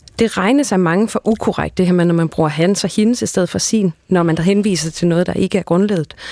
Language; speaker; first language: Danish; native; Danish